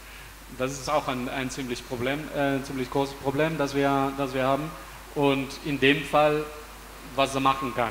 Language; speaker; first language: German; non-native, fluent; Spanish